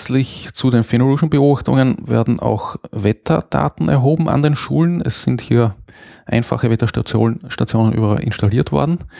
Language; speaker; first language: German; native; German